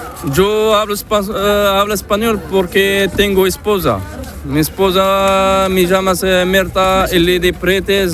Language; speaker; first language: Spanish; non-native, learner; Arabic